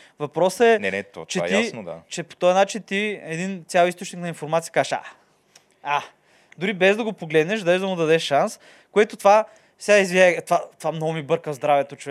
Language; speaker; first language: Bulgarian; native; Bulgarian